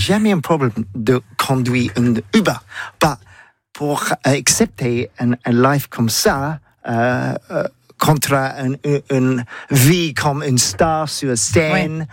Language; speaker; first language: French; non-native, learner; English